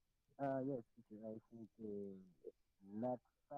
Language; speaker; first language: English; non-native, learner; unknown